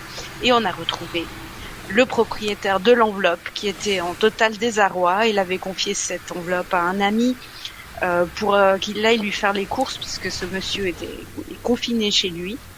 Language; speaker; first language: French; native; French